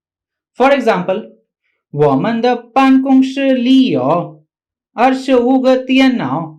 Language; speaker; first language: Chinese; non-native, fluent; Hindi